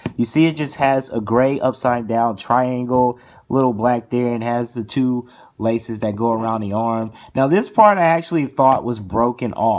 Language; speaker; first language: English; native; English